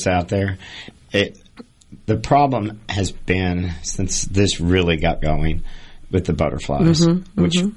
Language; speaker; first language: English; native; English